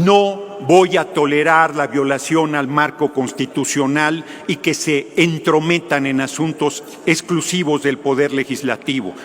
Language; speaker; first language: Spanish; native; Spanish